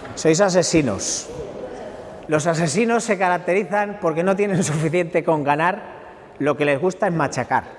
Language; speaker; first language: Spanish; non-native, local second language; Catalan